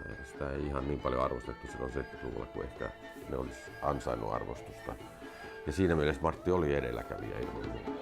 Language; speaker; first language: Finnish; native; Finnish